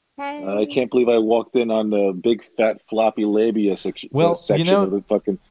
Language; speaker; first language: English; native; English